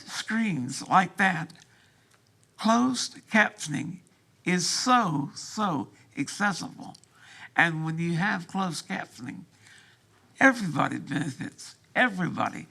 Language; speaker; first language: English; early bilingual, other home language; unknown